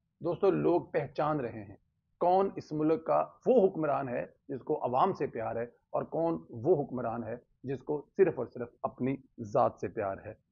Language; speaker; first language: Urdu; non-native, local second language; Punjabi